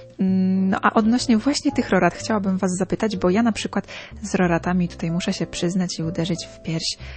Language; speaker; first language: Polish; native; Polish